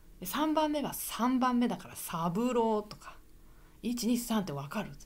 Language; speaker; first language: Japanese; native; Japanese